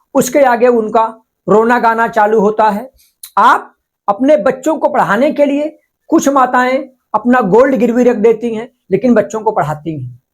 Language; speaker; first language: Hindi; non-native, local second language; Marathi